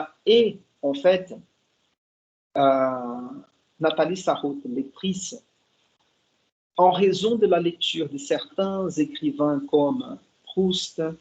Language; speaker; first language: French; non-native, fluent; Portuguese